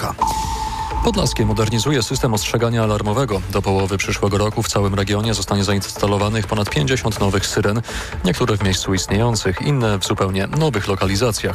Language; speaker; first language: Polish; native; Polish